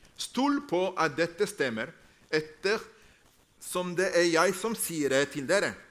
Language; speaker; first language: Norwegian; non-native, fluent; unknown